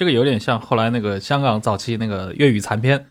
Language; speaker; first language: Chinese; native; Chinese